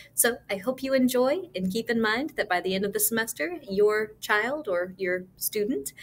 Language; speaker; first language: English; native; English